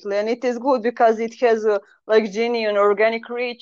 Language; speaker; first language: English; non-native, fluent; Croatian